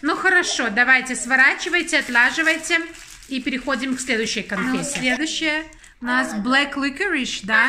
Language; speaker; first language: Russian; native; Russian